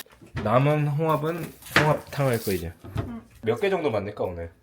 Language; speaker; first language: Korean; native; Korean